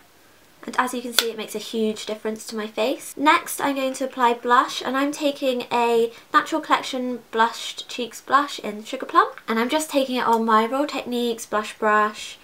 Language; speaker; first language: English; native; English